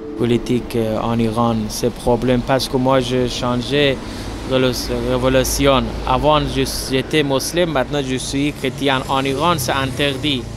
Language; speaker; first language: French; non-native, learner; Persian